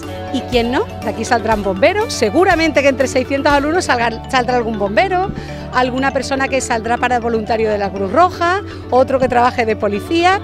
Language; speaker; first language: Spanish; native; Spanish